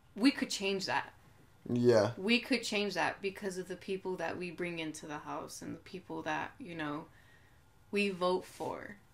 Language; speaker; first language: English; native; English